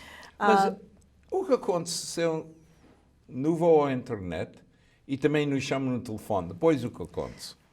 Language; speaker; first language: Portuguese; early bilingual, heritage; Portuguese